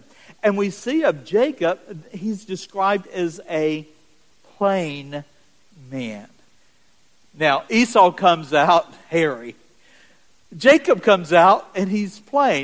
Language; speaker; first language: English; native; English